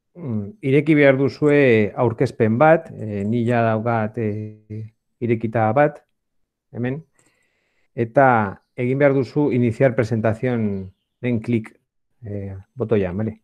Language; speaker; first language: Basque; non-native, local second language; Spanish